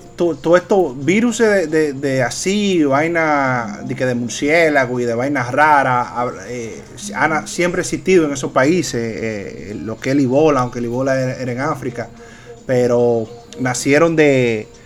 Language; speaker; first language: Spanish; early bilingual, heritage; Spanish